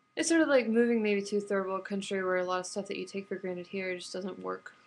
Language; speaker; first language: English; native; English